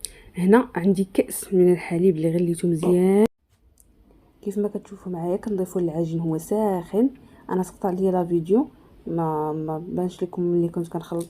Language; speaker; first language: Arabic; native; Arabic